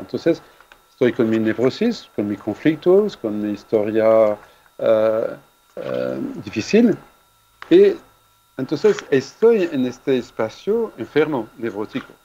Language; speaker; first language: Spanish; non-native, fluent; French